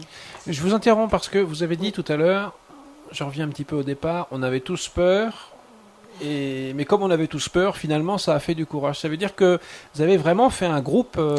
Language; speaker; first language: French; native; French